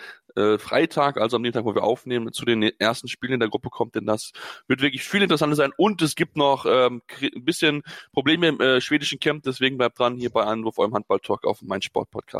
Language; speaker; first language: German; native; German